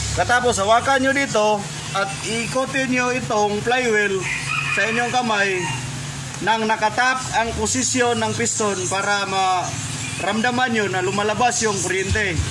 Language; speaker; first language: Filipino; non-native, local second language; Cebuano